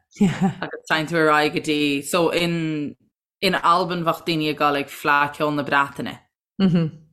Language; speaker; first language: Irish; native; Irish